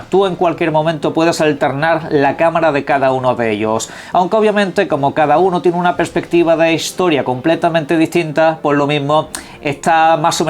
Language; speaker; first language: Spanish; native; Spanish